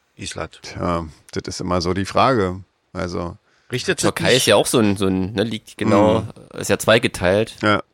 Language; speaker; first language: German; native; German